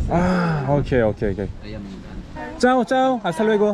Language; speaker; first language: Spanish; non-native, learner; Korean